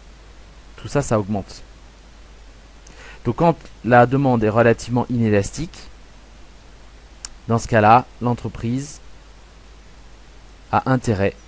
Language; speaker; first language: French; native; French